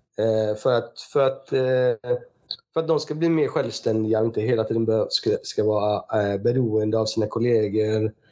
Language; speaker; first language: Swedish; early bilingual, other home language; Persian